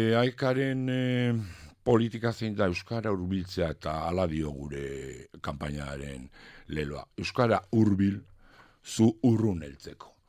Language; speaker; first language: Basque; non-native, local second language; French